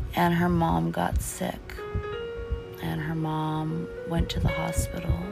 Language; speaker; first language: English; early bilingual, other home language; Portuguese